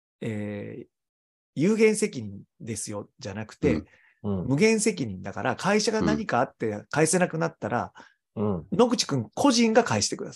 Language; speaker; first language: Japanese; native; Japanese